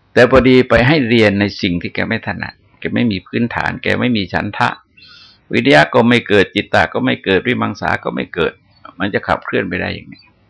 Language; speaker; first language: Thai; native; Thai